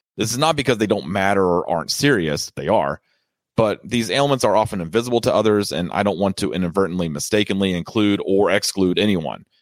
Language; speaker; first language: English; native; English